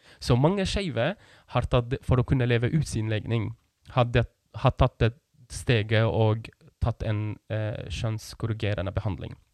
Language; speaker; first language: Norwegian; non-native, fluent; Kurdish